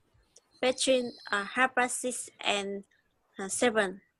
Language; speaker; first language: English; non-native, learner; Vietnamese